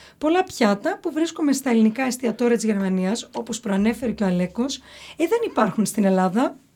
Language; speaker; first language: Greek; early bilingual, heritage; Greek